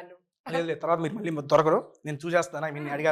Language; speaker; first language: Telugu; native; Telugu